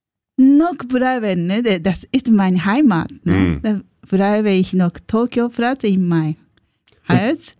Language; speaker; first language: German; non-native, learner; Japanese